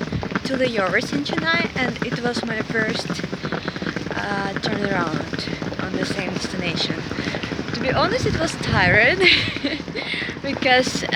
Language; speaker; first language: English; non-native, learner; Russian